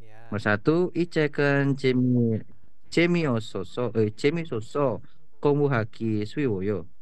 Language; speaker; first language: Korean; non-native, learner; Indonesian